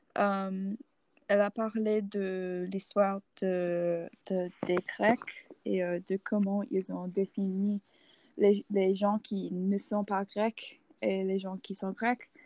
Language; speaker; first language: French; non-native, learner; English